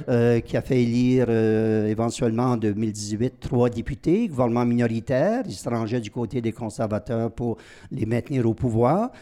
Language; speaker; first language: French; native; French